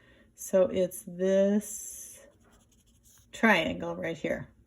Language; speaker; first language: English; native; English